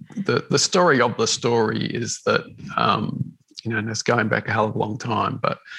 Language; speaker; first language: English; native; English